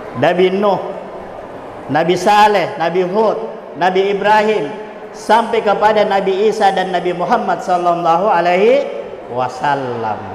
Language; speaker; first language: Indonesian; non-native, local second language; Buginese